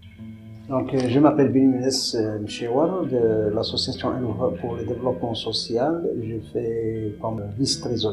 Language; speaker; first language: French; non-native, local second language; Arabic